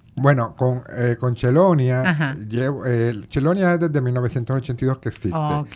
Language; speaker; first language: Spanish; native; Spanish